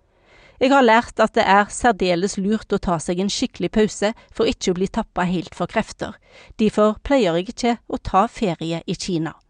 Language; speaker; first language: Norwegian; native; Norwegian